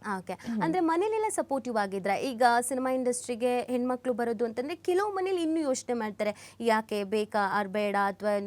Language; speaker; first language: Kannada; native; Kannada